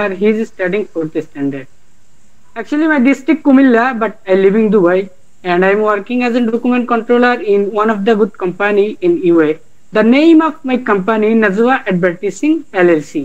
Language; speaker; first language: English; non-native, learner; Bangla